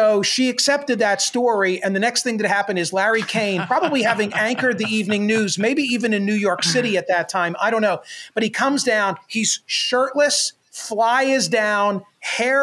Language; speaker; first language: English; native; English